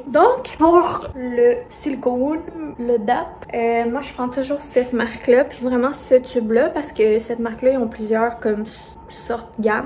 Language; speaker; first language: French; native; French